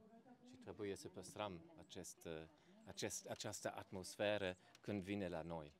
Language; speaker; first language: Romanian; non-native, fluent; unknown